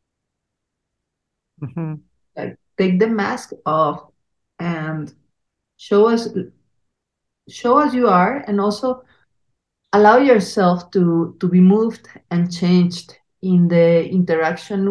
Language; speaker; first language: English; non-native, fluent; Spanish